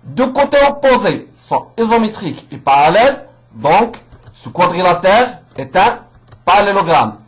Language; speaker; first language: French; non-native, local second language; Arabic